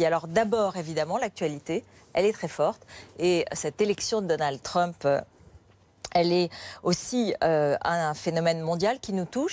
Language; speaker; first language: French; native; French